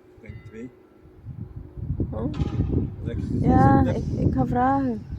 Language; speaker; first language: Dutch; non-native, learner; Filipino